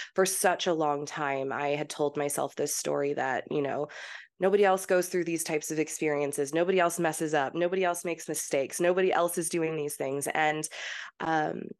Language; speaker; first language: English; early bilingual, heritage; English